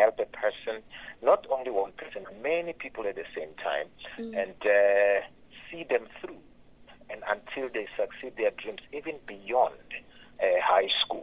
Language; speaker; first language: English; non-native, local second language; Tsonga